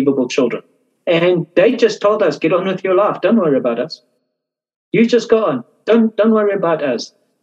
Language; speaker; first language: English; native; English